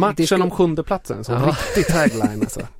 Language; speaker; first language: Swedish; native; Swedish